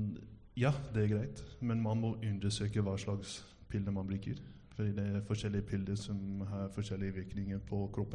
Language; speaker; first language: Norwegian; non-native, fluent; English